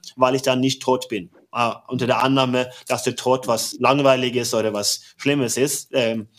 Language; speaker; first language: German; non-native, fluent; Norwegian